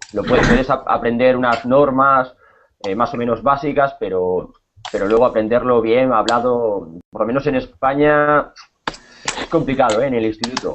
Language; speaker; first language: Spanish; native; Spanish